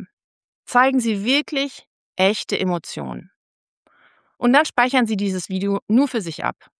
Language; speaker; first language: German; native; German